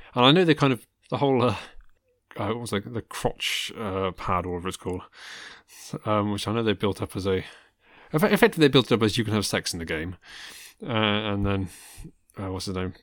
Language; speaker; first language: English; native; English